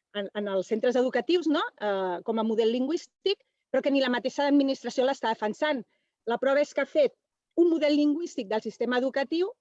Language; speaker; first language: Catalan; non-native, local second language; Spanish